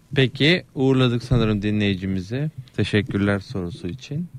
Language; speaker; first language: Turkish; native; Turkish